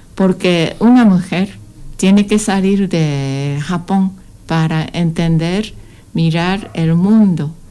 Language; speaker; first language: Spanish; non-native, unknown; Japanese